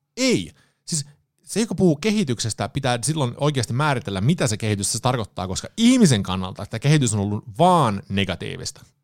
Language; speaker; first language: Finnish; early bilingual, heritage; Finnish